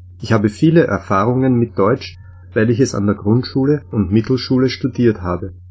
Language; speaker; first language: German; non-native, learner; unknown